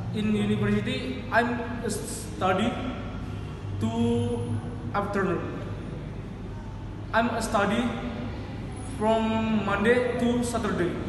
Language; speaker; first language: English; non-native, learner; Indonesian